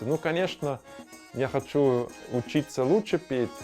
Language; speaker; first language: Russian; non-native, learner; German